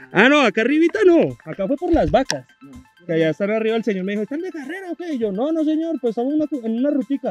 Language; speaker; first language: Spanish; native; Spanish